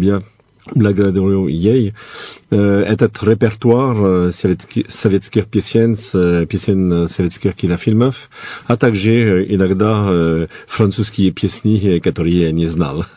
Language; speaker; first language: Russian; non-native, fluent; French